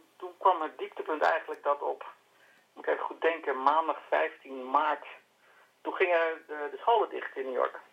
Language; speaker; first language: Dutch; native; Dutch